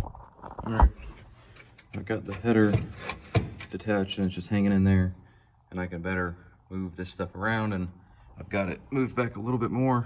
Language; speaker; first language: English; native; English